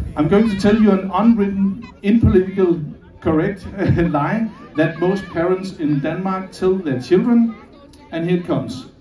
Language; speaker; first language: English; non-native, fluent; Danish